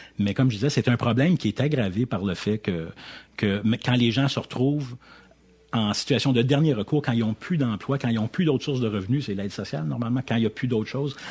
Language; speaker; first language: French; native; French